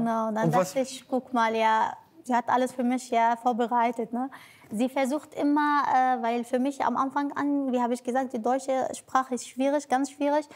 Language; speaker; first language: German; non-native, learner; Arabic